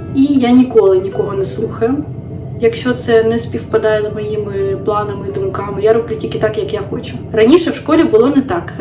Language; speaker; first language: Ukrainian; non-native, local second language; Russian